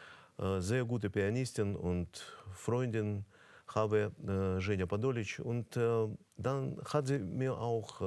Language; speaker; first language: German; non-native, fluent; Russian